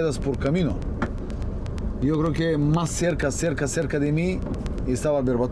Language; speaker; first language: Spanish; non-native, fluent; Bulgarian